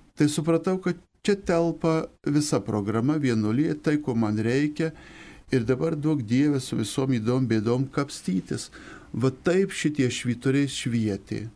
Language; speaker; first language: Lithuanian; native; Lithuanian